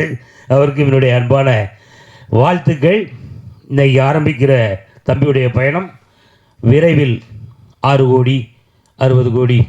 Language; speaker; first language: Tamil; native; Tamil